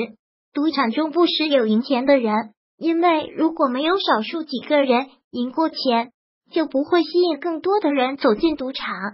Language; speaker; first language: Chinese; native; Chinese